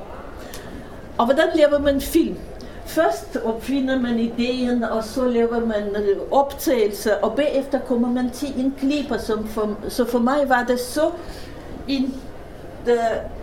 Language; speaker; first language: Danish; non-native, fluent; Russian